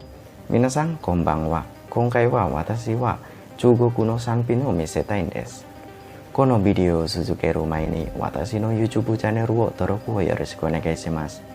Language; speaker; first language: Japanese; non-native, learner; Indonesian